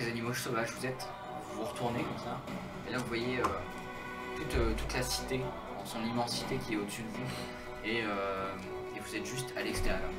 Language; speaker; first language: French; native; French